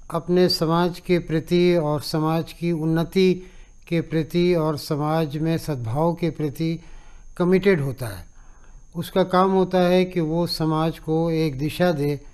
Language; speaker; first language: Hindi; native; Hindi